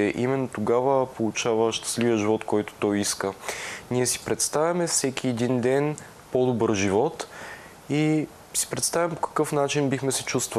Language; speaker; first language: Bulgarian; native; Bulgarian